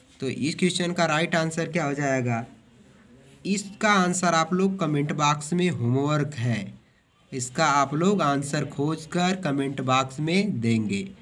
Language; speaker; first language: Hindi; native; Hindi